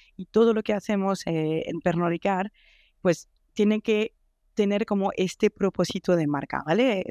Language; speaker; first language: Spanish; non-native, fluent; French